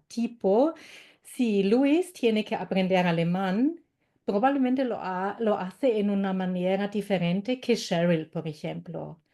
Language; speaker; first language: Spanish; non-native, fluent; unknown